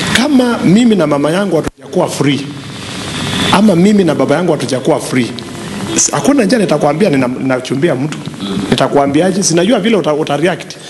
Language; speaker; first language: Swahili; non-native, local second language; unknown